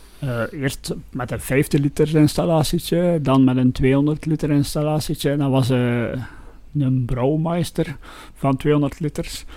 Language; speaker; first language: Dutch; native; Dutch